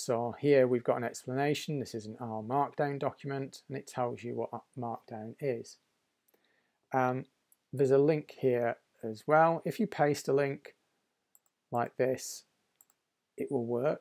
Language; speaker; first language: English; native; English